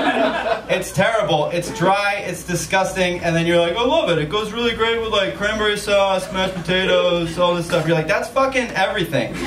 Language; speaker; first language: English; native; English